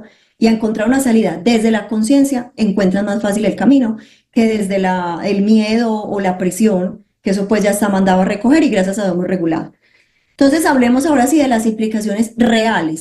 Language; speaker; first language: Spanish; native; Spanish